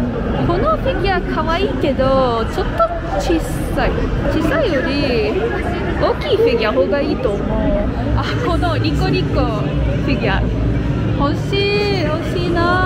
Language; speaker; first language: Japanese; non-native, learner; English